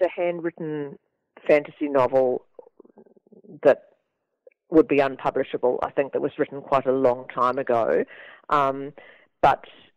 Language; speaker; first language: English; native; English